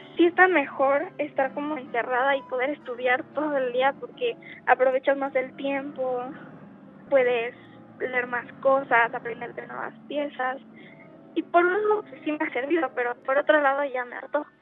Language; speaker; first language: Spanish; native; Spanish